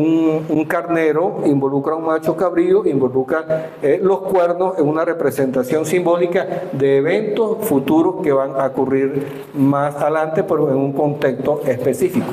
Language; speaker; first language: Spanish; native; Spanish